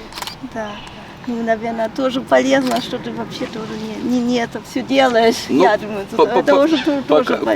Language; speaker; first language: Russian; early bilingual, heritage; Russian